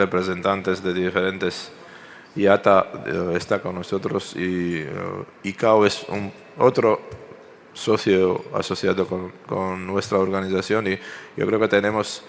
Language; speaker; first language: Spanish; non-native, fluent; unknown